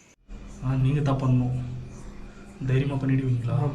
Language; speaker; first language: Tamil; native; Tamil